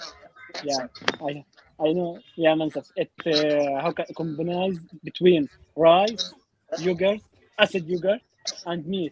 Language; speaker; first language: English; non-native, learner; Arabic